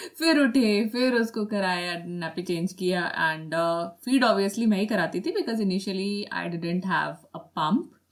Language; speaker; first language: Hindi; native; Hindi